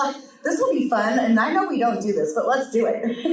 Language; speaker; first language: English; native; English